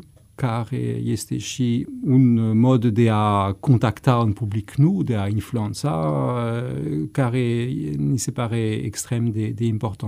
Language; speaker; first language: Romanian; non-native, fluent; French